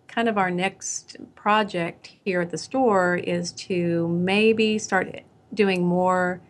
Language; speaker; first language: English; native; English